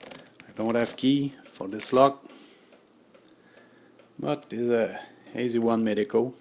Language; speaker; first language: English; non-native, learner; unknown